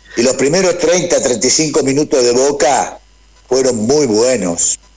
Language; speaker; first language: Spanish; native; Spanish